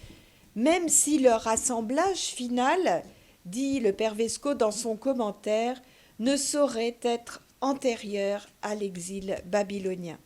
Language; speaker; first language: French; native; French